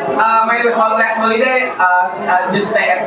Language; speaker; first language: English; non-native, learner; Indonesian